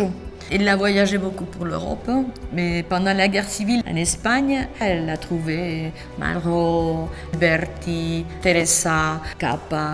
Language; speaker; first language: French; non-native, fluent; Spanish